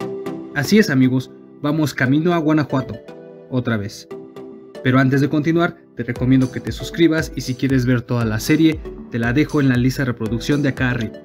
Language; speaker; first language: Spanish; native; Spanish